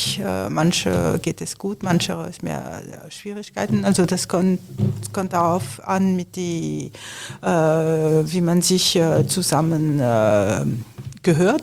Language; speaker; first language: German; non-native, fluent; French